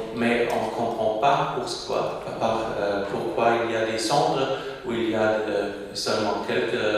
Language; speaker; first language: French; non-native, local second language; German